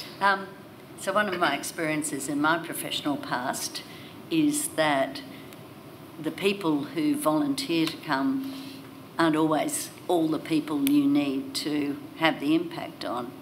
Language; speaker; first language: English; native; English